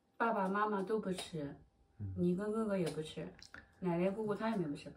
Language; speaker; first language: Chinese; native; Chinese